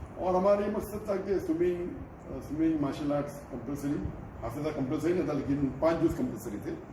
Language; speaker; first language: Urdu; native; Urdu